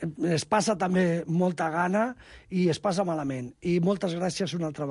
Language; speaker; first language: Catalan; non-native, local second language; Spanish